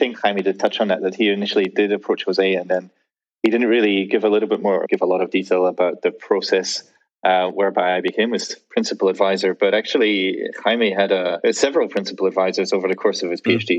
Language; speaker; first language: English; native; English